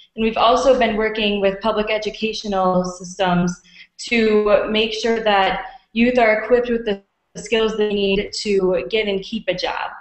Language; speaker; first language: English; native; English